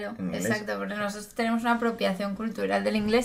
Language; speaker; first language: Spanish; native; Spanish